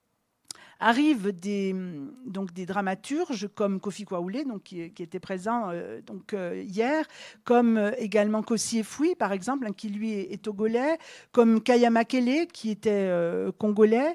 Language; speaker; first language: French; native; French